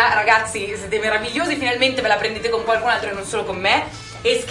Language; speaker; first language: Italian; native; Italian